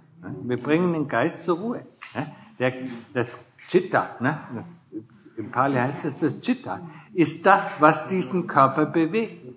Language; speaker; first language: German; non-native, fluent; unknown